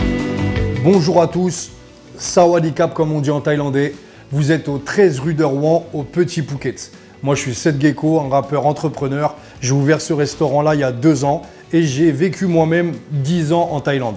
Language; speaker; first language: French; native; French